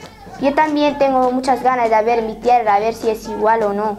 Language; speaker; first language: Spanish; non-native, local second language; Arabic